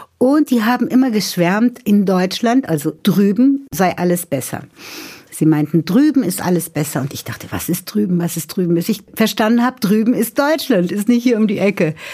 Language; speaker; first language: German; native; German